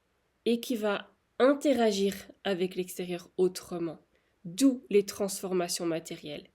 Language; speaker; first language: French; native; French